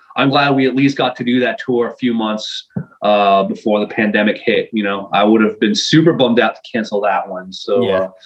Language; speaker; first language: English; non-native, fluent; French